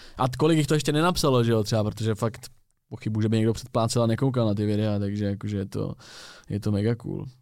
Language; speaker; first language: Czech; native; Czech